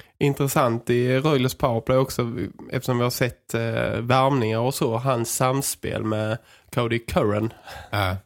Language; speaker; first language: Swedish; native; Swedish